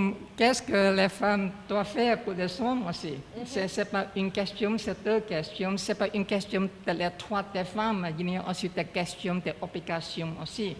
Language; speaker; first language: French; non-native, learner; Chinese